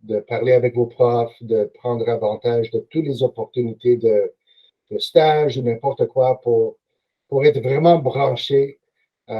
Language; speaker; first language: French; non-native, local second language; English